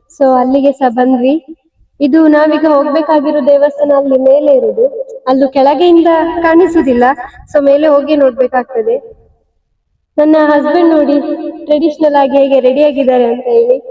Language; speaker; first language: Kannada; native; Kannada